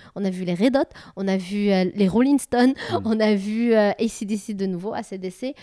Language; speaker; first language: French; native; French